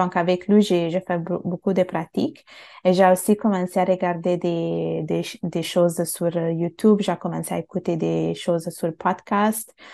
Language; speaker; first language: French; non-native, fluent; Bangla